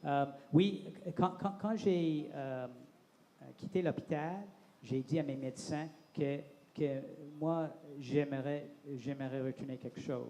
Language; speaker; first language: French; non-native, local second language; English